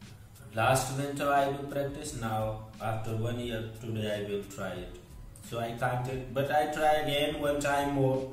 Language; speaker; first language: English; non-native, learner; Hindi